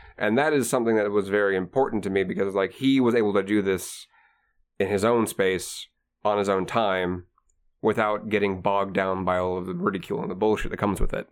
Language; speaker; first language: English; native; English